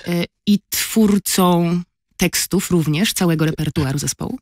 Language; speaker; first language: Polish; native; Polish